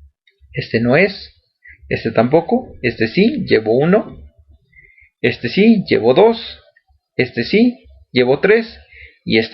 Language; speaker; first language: Spanish; native; Spanish